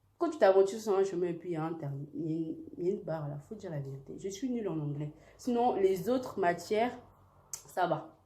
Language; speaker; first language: French; early bilingual, other home language; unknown